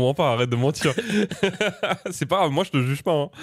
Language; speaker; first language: French; native; French